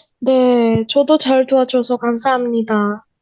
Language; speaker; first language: Korean; non-native, learner; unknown